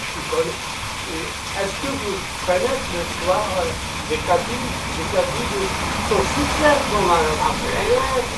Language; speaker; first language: French; non-native, local second language; Arabic